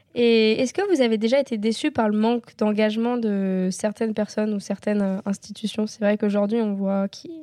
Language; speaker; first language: French; native; French